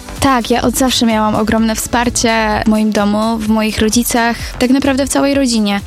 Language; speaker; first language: Polish; native; Polish